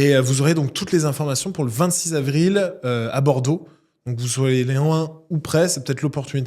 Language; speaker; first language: French; native; French